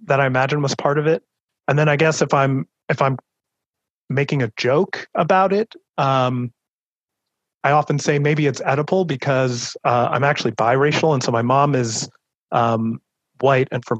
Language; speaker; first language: English; native; English